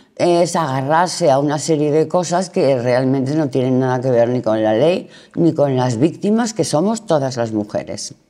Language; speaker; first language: Spanish; native; Spanish